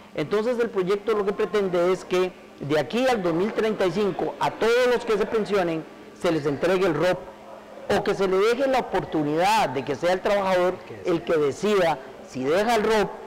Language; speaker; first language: Spanish; native; Spanish